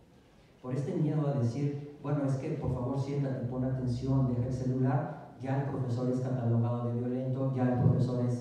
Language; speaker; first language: Spanish; native; Spanish